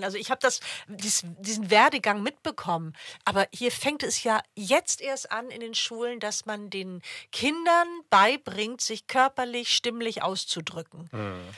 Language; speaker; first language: German; native; German